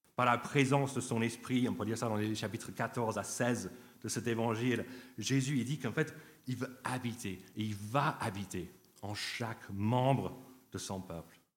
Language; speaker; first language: French; non-native, fluent; English